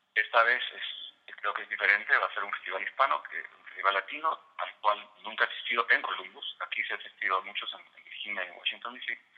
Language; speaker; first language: Spanish; native; Spanish